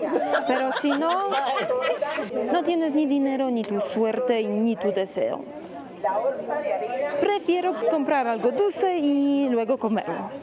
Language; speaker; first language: Spanish; non-native, fluent; Polish